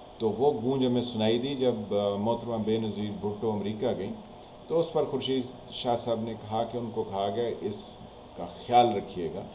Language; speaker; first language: Urdu; non-native, local second language; Punjabi